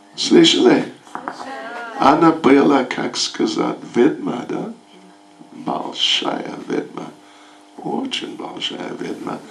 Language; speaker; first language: Russian; non-native, learner; English